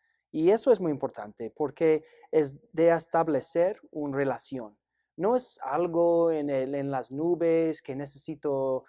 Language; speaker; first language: Spanish; non-native, fluent; English